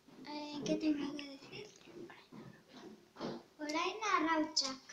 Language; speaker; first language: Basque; non-native, local second language; Spanish